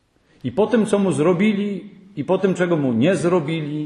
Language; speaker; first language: Polish; native; Polish